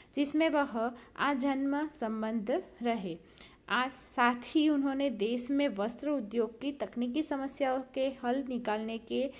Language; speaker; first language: Hindi; non-native, local second language; Gujarati